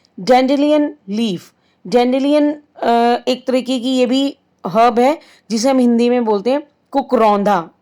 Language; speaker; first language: Hindi; native; Hindi